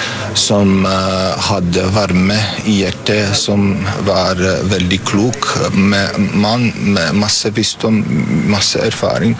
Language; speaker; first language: Norwegian; non-native, fluent; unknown